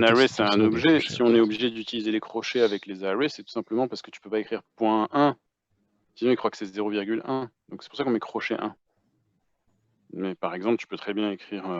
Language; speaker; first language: French; native; French